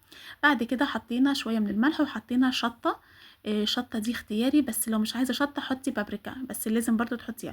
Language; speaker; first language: Arabic; native; Arabic